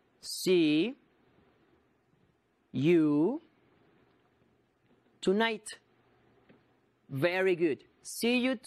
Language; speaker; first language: English; non-native, fluent; Spanish